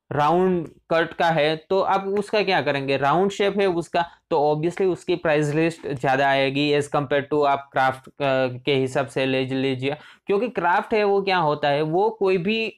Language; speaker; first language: Hindi; non-native, local second language; Gujarati